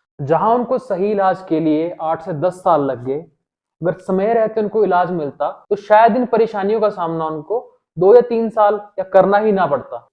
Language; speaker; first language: Hindi; native; Hindi